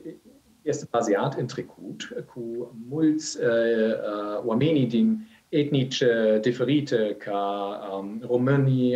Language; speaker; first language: Romanian; non-native, learner; German